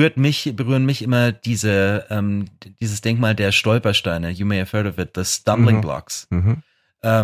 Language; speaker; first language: German; native; German